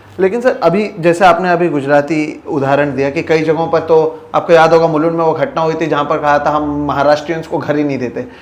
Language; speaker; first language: Hindi; native; Hindi